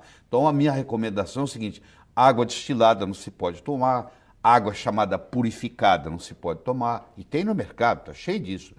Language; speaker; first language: Portuguese; native; Portuguese